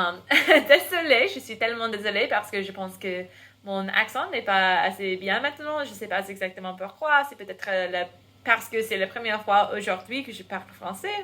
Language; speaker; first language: French; non-native, fluent; English